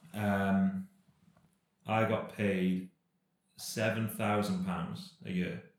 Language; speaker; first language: English; native; English